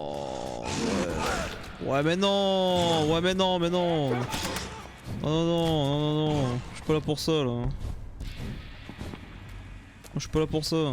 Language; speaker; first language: French; native; French